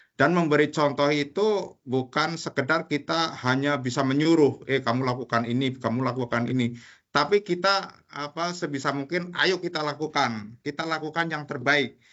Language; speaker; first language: Indonesian; native; Indonesian